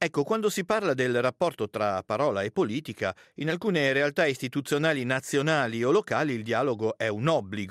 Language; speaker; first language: Italian; native; Italian